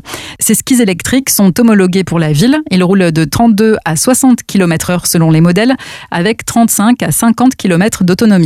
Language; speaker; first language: French; native; French